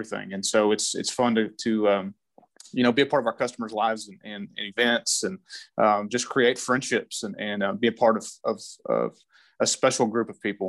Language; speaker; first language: English; native; English